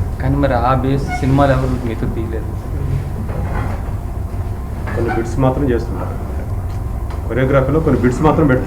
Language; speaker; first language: Telugu; native; Telugu